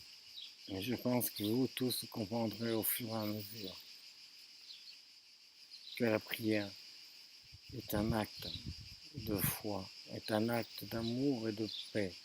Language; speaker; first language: French; native; French